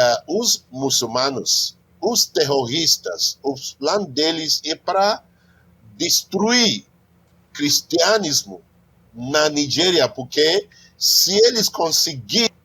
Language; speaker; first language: Portuguese; non-native, learner; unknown